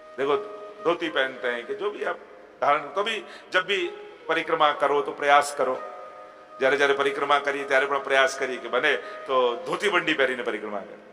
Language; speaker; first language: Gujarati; non-native, local second language; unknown